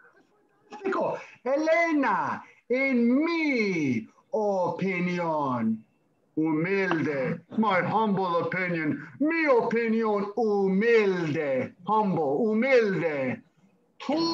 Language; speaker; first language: Spanish; non-native, fluent; English